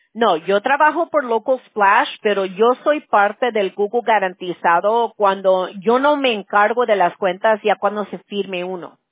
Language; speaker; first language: Spanish; early bilingual, heritage; Spanish